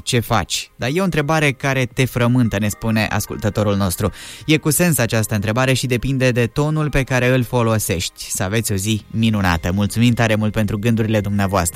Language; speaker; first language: Romanian; native; Romanian